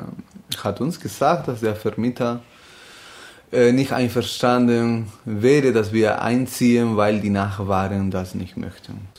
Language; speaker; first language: German; non-native, fluent; Spanish